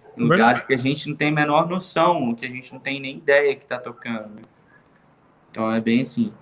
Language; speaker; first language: Portuguese; native; Portuguese